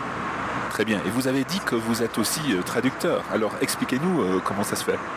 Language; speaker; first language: French; non-native, fluent; English